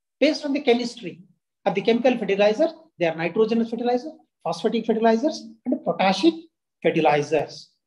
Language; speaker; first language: English; non-native, local second language; Telugu